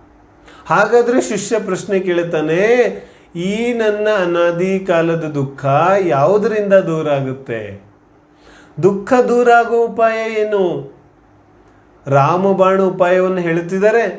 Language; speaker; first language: Kannada; non-native, local second language; Hindi